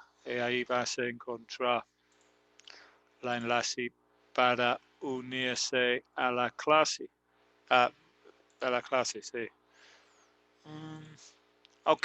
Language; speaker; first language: Spanish; non-native, learner; English